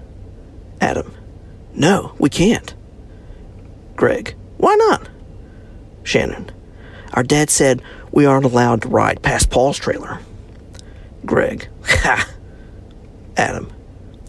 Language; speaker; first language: English; native; English